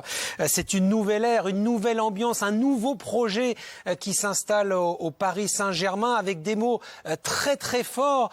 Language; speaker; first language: French; native; French